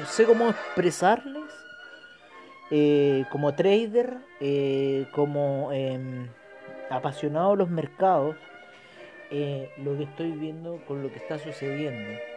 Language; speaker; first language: Spanish; native; Spanish